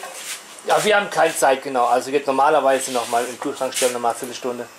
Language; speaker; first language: German; native; German